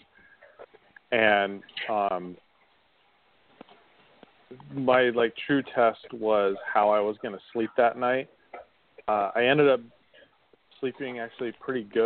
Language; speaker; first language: English; native; English